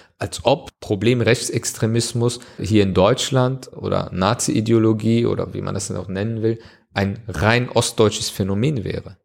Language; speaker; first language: German; early bilingual, other home language; Turkish